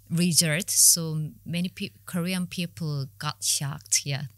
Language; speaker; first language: English; non-native, learner; Korean